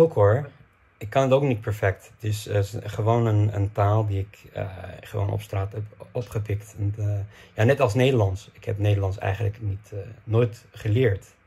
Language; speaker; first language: Dutch; non-native, fluent; English